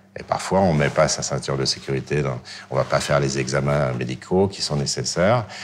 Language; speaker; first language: French; native; French